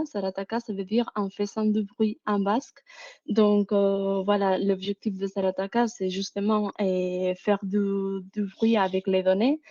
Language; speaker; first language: French; non-native, fluent; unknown